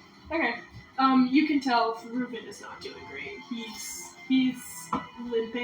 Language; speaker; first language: English; native; English